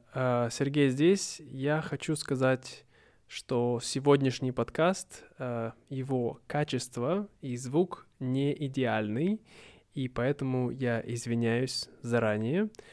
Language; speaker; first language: Russian; native; Russian